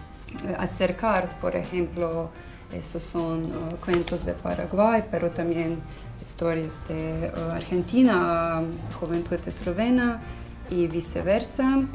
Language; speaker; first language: Spanish; non-native, fluent; Slovenian